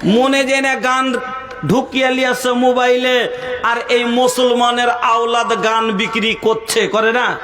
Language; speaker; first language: Bangla; non-native, local second language; Bhojpuri